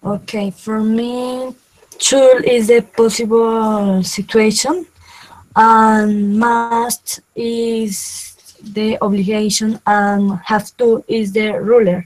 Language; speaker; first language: English; non-native, learner; Spanish